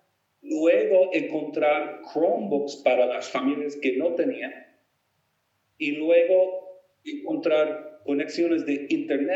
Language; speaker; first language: Spanish; non-native, fluent; English